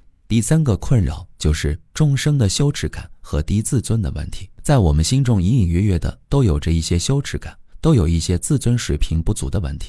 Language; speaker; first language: Chinese; native; Chinese